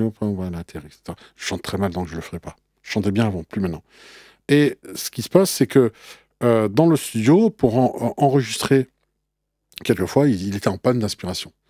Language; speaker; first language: French; native; French